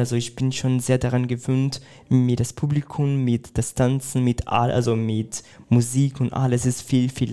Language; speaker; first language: German; non-native, fluent; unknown